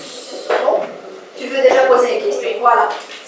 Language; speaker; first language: French; non-native, fluent; Romanian